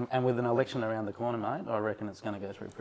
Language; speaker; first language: English; native; English